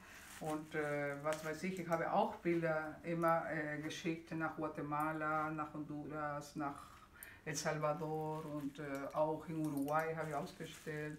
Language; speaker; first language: German; non-native, fluent; Spanish